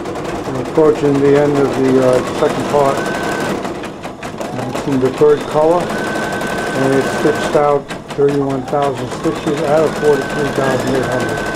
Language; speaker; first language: English; native; English